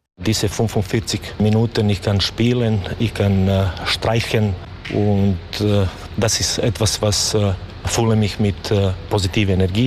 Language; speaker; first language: German; non-native, learner; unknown